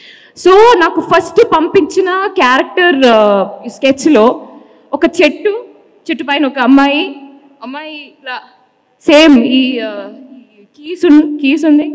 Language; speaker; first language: Telugu; non-native, learner; Malayalam